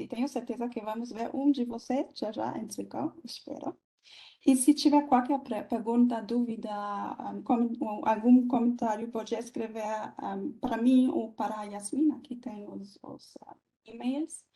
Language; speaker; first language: Portuguese; non-native, fluent; German